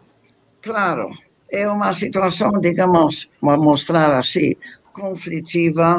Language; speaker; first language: Portuguese; non-native, fluent; English